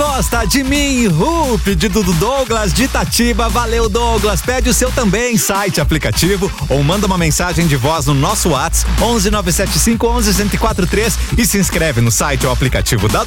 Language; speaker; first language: Portuguese; native; Portuguese